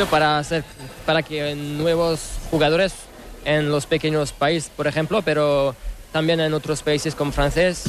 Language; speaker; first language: Spanish; non-native, learner; French